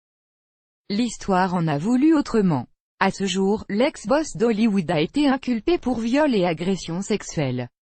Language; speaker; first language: French; native; French